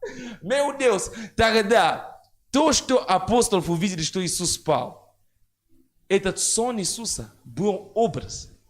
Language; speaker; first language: Russian; non-native, fluent; French